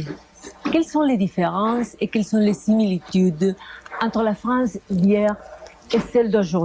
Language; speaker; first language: French; non-native, fluent; Spanish